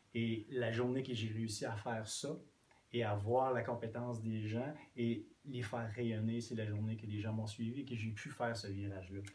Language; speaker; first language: French; non-native, fluent; English